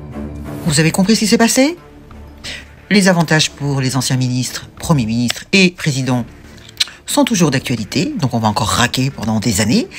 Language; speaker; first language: French; native; French